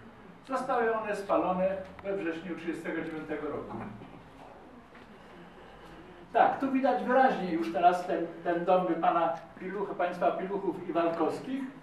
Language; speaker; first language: Polish; native; Polish